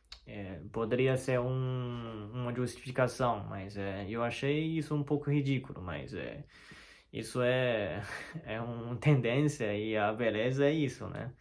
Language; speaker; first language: Portuguese; non-native, learner; Chinese